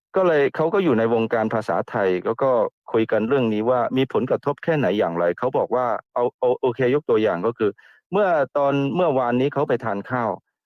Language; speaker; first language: Thai; non-native, fluent; Chinese